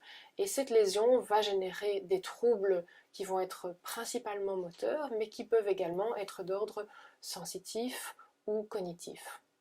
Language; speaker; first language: French; native; French